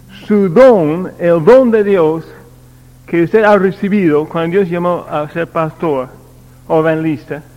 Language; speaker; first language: Spanish; non-native, learner; English